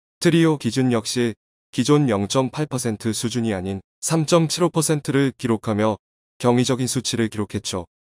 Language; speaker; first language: Korean; native; Korean